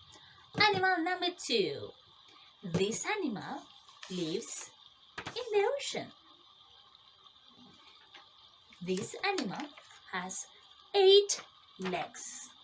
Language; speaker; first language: English; non-native, fluent; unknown